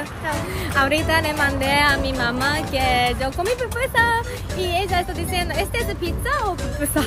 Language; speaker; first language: Spanish; non-native, learner; Japanese